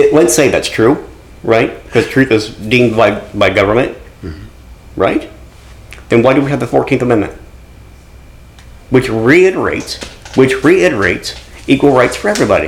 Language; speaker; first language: English; native; English